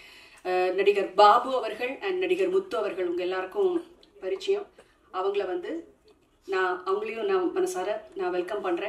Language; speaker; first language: Tamil; native; Tamil